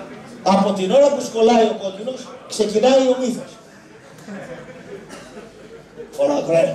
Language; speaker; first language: Greek; native; Greek